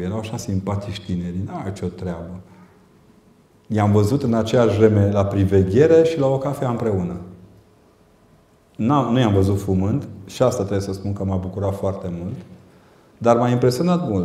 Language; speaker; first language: Romanian; native; Romanian